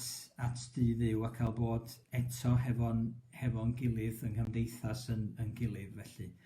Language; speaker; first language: Welsh; native; Welsh